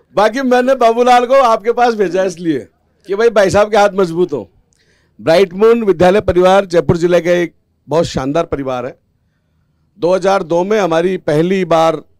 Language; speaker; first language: Hindi; native; Hindi